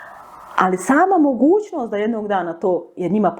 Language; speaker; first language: Bosnian; native; Bosnian